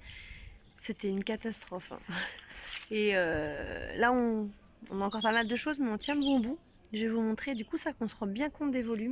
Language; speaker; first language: French; native; French